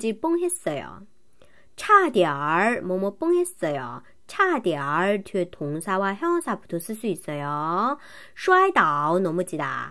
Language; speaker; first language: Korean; non-native, fluent; Chinese